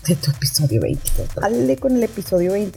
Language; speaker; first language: Spanish; native; Spanish